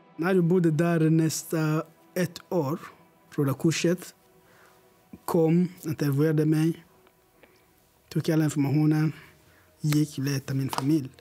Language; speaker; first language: Swedish; non-native, learner; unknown